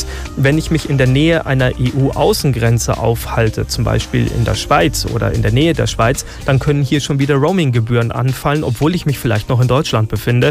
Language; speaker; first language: German; native; German